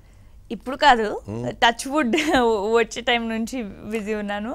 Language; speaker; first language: Telugu; non-native, local second language; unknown